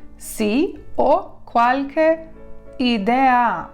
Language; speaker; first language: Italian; non-native, fluent; Ukrainian